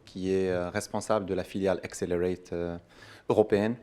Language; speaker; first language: French; non-native, local second language; Arabic